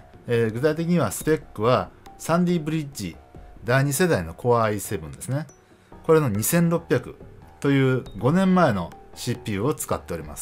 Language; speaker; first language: Japanese; native; Japanese